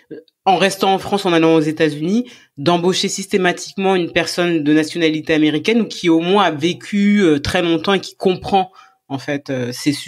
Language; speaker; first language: French; native; French